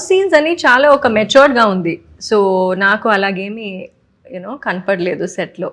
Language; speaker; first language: Telugu; non-native, local second language; Tamil